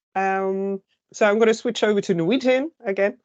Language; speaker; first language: English; non-native, fluent; Norwegian